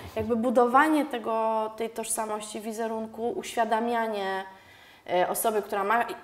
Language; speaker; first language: Polish; native; Polish